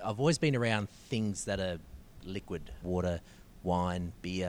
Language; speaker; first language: English; native; English